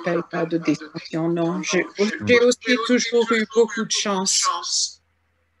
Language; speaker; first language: French; non-native, fluent; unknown